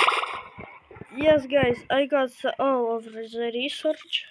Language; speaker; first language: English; non-native, learner; Ukrainian